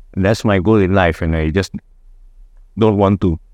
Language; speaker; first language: English; non-native, fluent; Indonesian